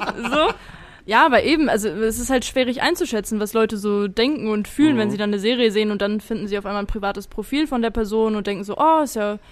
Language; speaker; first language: German; native; German